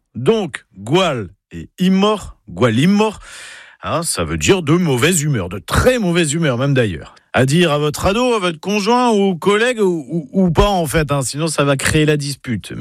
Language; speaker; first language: French; native; French